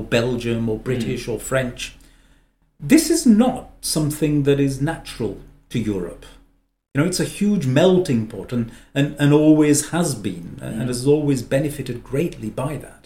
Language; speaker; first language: English; native; English